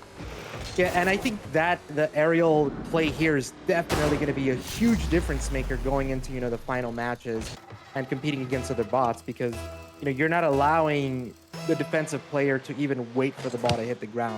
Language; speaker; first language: English; native; English